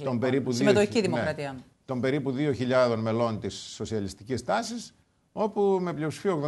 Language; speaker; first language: Greek; native; Greek